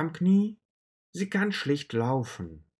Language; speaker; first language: German; non-native, fluent; Russian